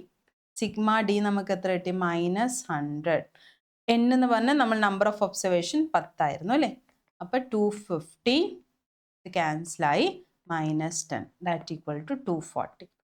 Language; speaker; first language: Malayalam; native; Malayalam